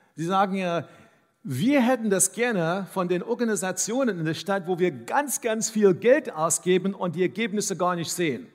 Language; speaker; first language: German; non-native, fluent; English